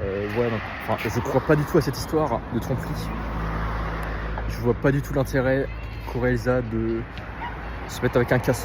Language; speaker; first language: French; native; French